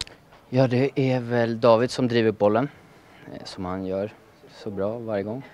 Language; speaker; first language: Swedish; native; Swedish